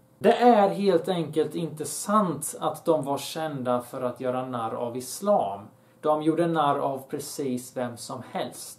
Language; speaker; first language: Swedish; early bilingual, other home language; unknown